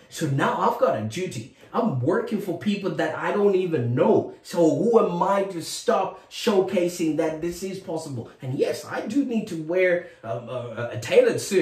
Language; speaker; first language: English; non-native, local second language; Shona